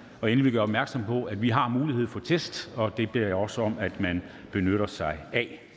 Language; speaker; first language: Danish; native; Danish